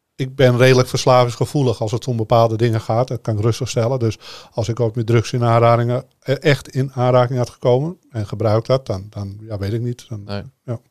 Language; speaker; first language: Dutch; native; Dutch